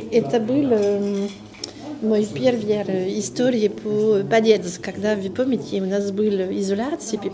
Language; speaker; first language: Russian; non-native, learner; French